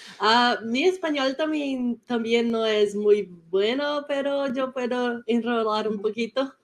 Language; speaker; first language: Spanish; non-native, learner; Portuguese